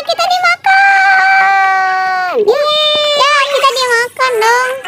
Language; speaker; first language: Indonesian; native; Indonesian